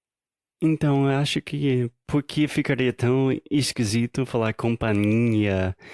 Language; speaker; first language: Portuguese; non-native, fluent; English